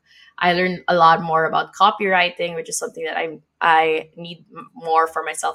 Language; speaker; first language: English; non-native, local second language; Filipino